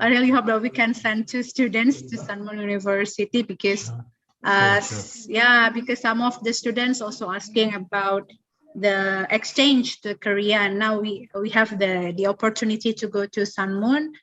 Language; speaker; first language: English; non-native, fluent; Indonesian